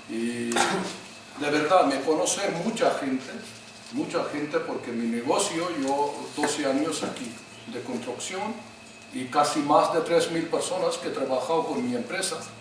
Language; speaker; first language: Spanish; non-native, learner; Urdu